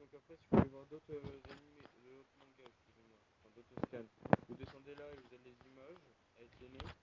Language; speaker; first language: French; native; French